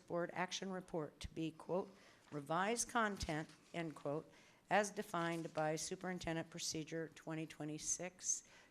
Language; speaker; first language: English; native; English